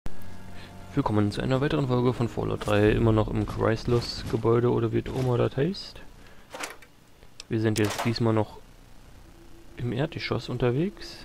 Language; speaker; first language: German; native; German